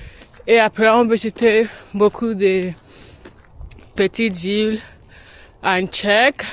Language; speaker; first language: French; non-native, learner; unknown